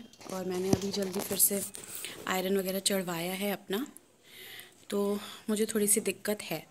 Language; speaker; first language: Hindi; native; Hindi